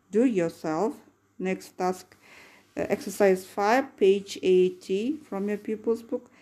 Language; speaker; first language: English; non-native, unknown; Kazakh